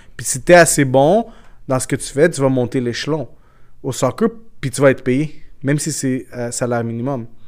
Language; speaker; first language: French; early bilingual, other home language; Portuguese